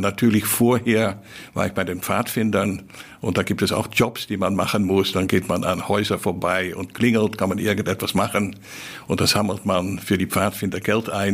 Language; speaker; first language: German; non-native, fluent; Dutch